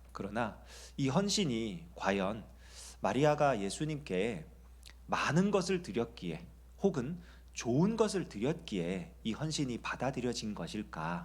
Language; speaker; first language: Korean; native; Korean